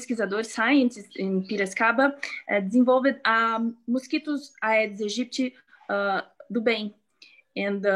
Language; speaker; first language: English; non-native, learner; Portuguese